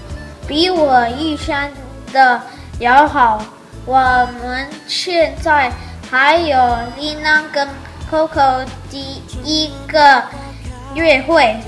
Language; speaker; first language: Chinese; non-native, learner; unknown